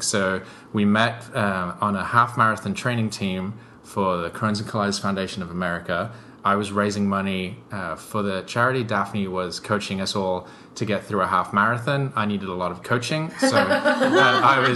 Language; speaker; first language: English; native; English